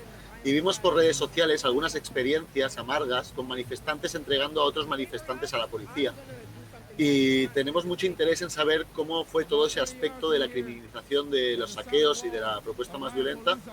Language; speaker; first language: Spanish; native; Spanish